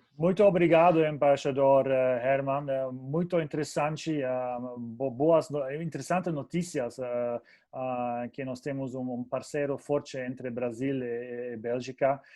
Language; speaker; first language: Portuguese; non-native, fluent; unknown